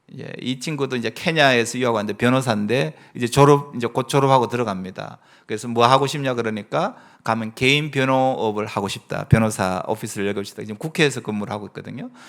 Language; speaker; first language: Korean; native; Korean